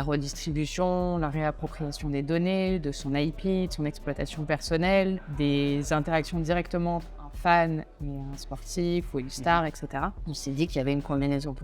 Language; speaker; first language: French; native; French